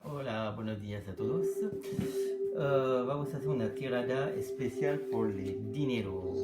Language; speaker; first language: Spanish; non-native, learner; French